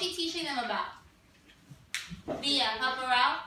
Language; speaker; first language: English; native; English